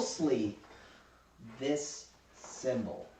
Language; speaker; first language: English; native; English